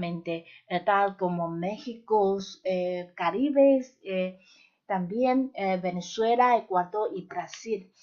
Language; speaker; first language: Spanish; non-native, fluent; Chinese